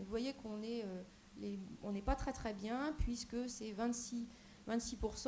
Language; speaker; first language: French; native; French